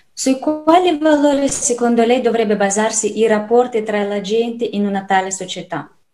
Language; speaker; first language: Italian; non-native, fluent; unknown